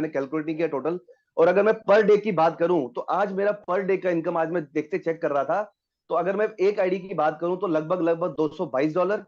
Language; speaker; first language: Hindi; native; Hindi